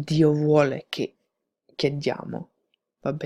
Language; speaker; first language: Italian; non-native, fluent; English